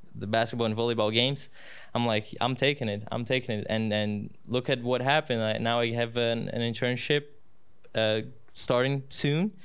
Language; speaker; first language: English; non-native, fluent; Portuguese